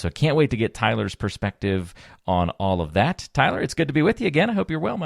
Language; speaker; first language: English; native; English